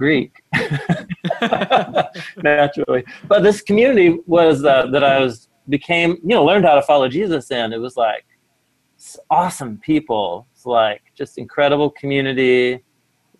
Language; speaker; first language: English; native; English